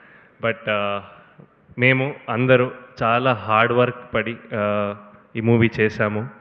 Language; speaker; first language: Telugu; non-native, learner; Kannada